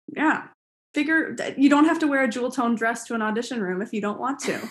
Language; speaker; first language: English; native; English